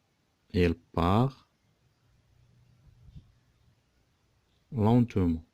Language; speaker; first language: French; non-native, local second language; Arabic